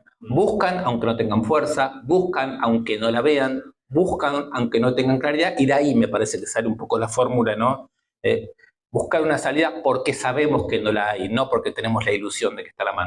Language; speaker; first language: Spanish; native; Spanish